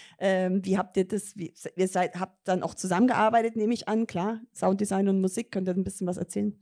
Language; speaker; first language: German; native; German